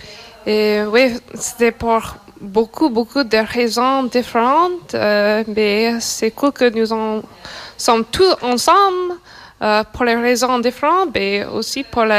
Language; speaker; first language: French; non-native, learner; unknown